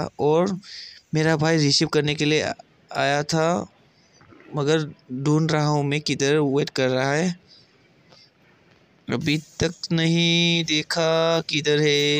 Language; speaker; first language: Hindi; non-native, local second language; Bodo